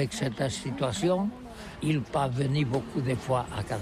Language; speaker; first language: French; non-native, learner; Catalan